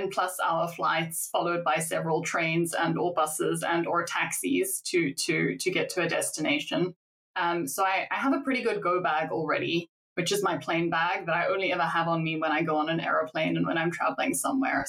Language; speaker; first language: English; native; English